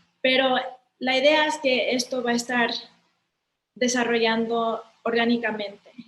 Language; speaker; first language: Spanish; early bilingual, heritage; Spanish